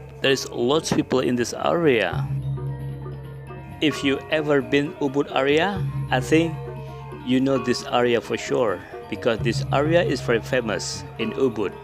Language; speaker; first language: English; non-native, learner; Indonesian